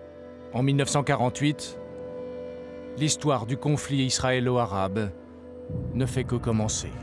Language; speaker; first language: French; native; French